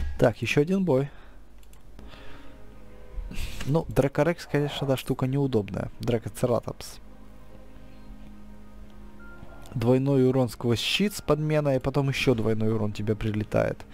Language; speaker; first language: Russian; native; Russian